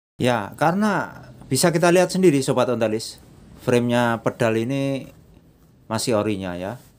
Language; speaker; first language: Indonesian; non-native, local second language; Javanese